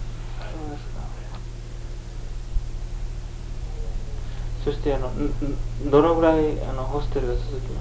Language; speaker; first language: Japanese; early bilingual, heritage; Japanese